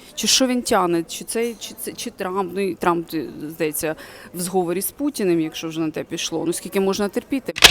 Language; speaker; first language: Ukrainian; native; Ukrainian